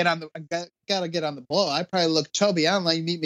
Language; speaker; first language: English; native; English